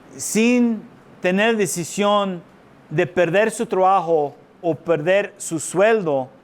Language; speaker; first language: Spanish; early bilingual, heritage; Spanish